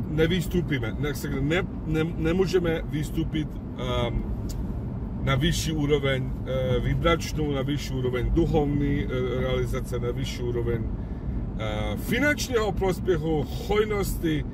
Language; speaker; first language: Czech; non-native, fluent; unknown